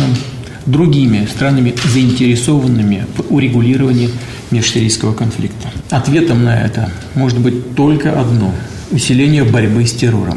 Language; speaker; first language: Russian; native; Russian